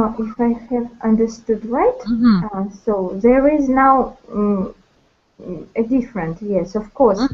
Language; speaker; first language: English; non-native, learner; Russian